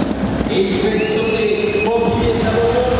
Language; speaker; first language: French; native; French